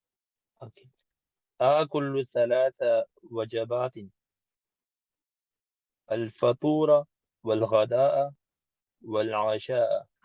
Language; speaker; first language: Arabic; non-native, learner; English